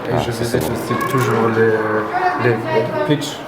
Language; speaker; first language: French; non-native, local second language; Luxembourgish